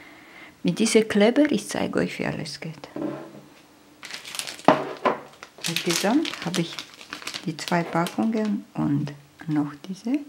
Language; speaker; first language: German; non-native, fluent; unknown